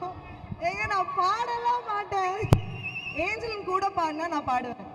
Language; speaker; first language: Tamil; native; Tamil